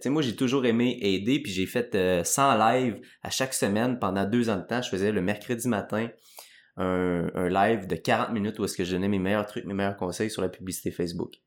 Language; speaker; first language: French; native; French